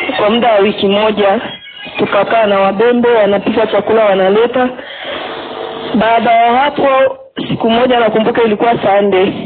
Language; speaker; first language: Swahili; non-native, local second language; Kinyarwanda